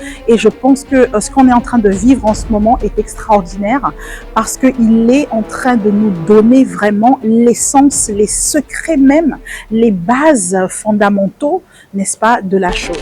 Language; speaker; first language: French; non-native, local second language; Ewe